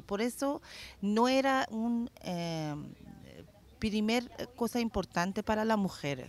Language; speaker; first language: Spanish; non-native, learner; Persian